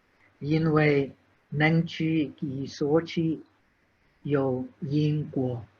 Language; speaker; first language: Chinese; non-native, fluent; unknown